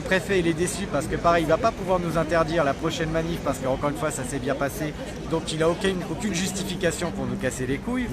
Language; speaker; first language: French; native; French